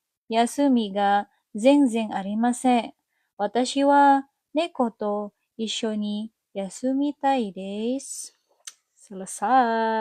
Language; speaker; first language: Japanese; non-native, learner; Indonesian